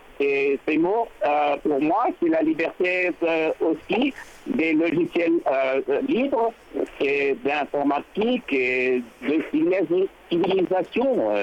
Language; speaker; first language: French; non-native, learner; English